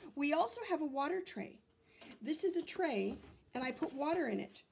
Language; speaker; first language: English; native; English